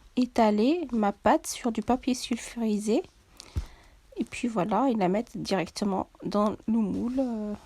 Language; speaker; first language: French; non-native, local second language; Arabic